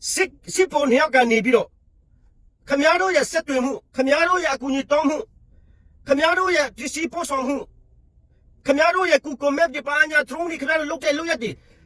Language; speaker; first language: Burmese; non-native, local second language; Hakha Chin